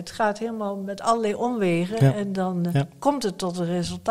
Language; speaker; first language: Dutch; native; Dutch